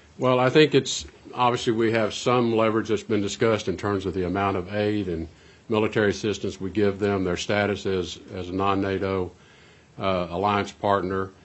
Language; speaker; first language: English; native; English